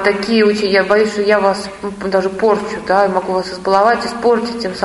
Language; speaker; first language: Russian; native; Russian